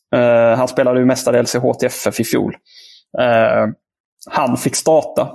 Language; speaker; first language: Swedish; native; Swedish